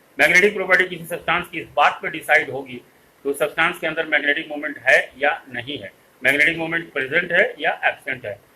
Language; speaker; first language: Hindi; native; Hindi